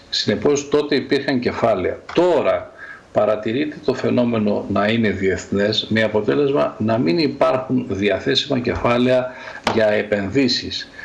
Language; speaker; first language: Greek; native; Greek